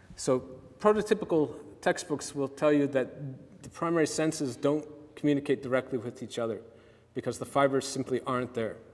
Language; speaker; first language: English; native; English